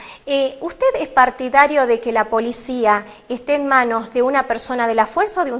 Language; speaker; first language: Spanish; native; Spanish